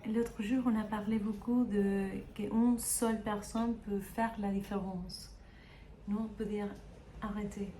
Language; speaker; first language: French; non-native, learner; Spanish